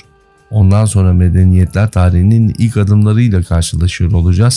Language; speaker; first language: Turkish; native; Turkish